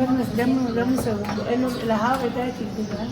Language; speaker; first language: Spanish; native; Spanish